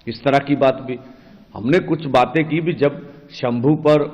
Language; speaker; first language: Hindi; non-native, local second language; Punjabi